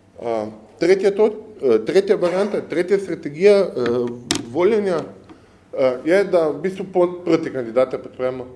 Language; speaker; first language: Slovenian; native; Slovenian